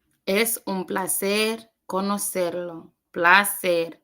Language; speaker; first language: Spanish; non-native, learner; English